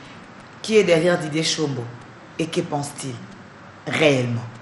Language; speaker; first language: French; non-native, local second language; Lingala